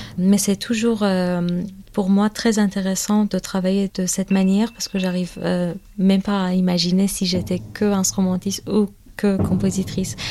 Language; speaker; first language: French; non-native, fluent; Persian